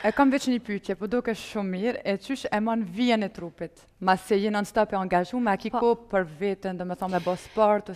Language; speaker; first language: Albanian; early bilingual, heritage; Spanish